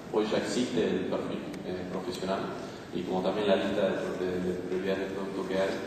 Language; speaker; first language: Spanish; native; Spanish